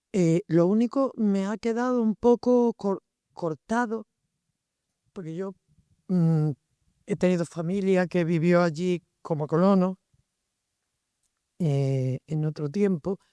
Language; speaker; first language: Spanish; native; Spanish